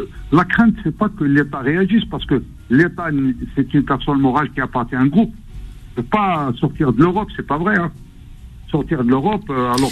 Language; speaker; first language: French; non-native, local second language; Arabic